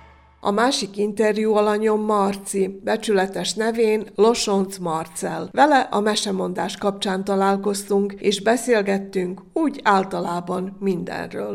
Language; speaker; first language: Hungarian; native; Hungarian